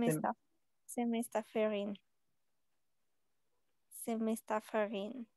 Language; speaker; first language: German; non-native, learner; Spanish